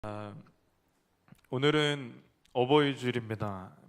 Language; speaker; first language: Korean; native; Korean